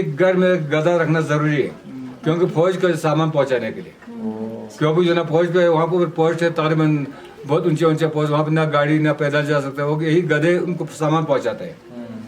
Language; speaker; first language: Hindi; non-native, local second language; Balti